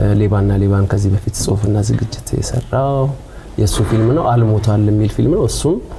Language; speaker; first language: Amharic; native; Amharic